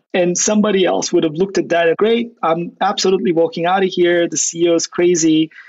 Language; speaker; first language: English; non-native, fluent; Turkish